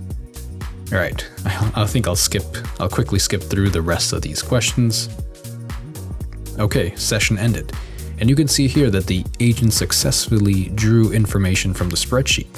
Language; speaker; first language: English; native; English